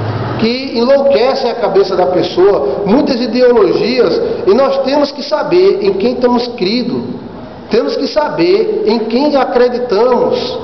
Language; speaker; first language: Portuguese; native; Portuguese